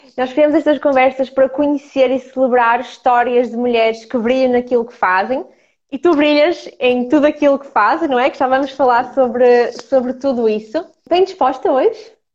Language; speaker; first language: Portuguese; early bilingual, other home language; Ukrainian